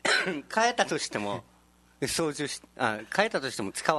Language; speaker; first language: Japanese; native; Japanese